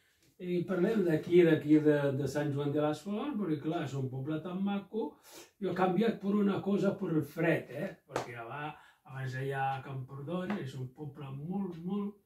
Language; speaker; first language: Catalan; non-native, local second language; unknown